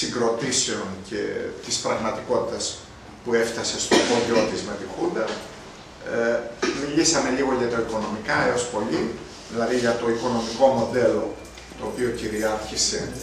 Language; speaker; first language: Greek; native; Greek